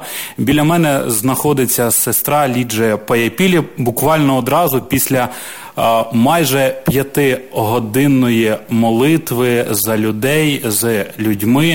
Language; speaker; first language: Ukrainian; native; Ukrainian